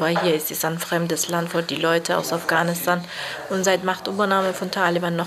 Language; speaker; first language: German; non-native, fluent; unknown